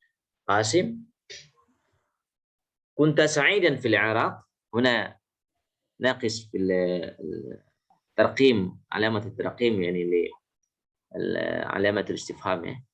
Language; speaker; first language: Arabic; non-native, fluent; Indonesian